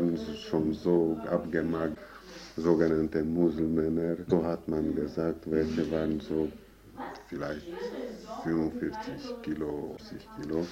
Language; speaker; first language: German; non-native, fluent; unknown